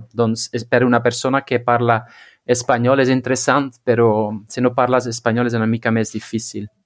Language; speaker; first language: Catalan; non-native, learner; Dutch